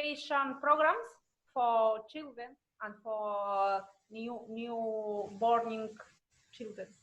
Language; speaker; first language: English; non-native, learner; Russian